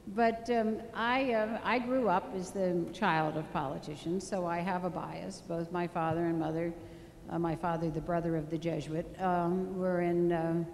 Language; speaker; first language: English; native; English